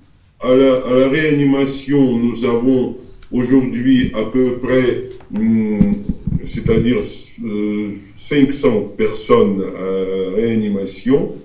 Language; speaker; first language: French; non-native, fluent; Russian